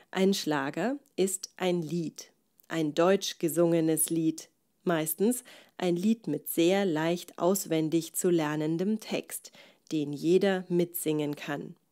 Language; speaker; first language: German; native; German